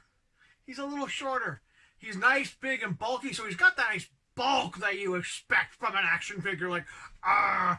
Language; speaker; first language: English; native; English